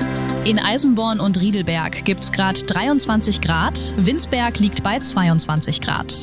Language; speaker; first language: German; native; German